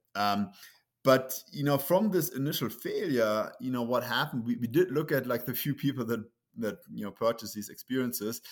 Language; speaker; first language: English; non-native, fluent; German